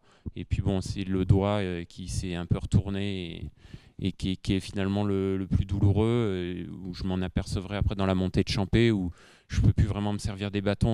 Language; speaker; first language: French; native; French